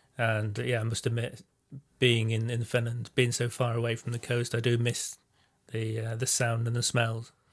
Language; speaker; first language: English; native; English